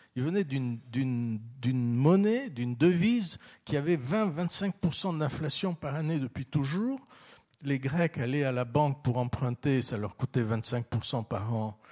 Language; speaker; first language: French; early bilingual, other home language; Turkish